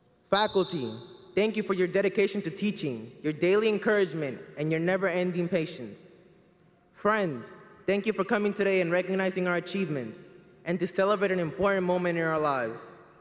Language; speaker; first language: English; early bilingual, other home language; Spanish